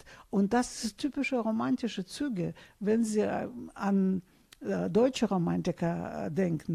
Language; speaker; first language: German; non-native, fluent; Russian